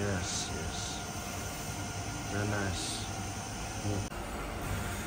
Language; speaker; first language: English; non-native, learner; Chinese